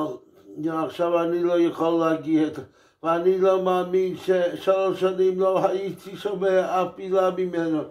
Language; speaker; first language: Hebrew; non-native, fluent; English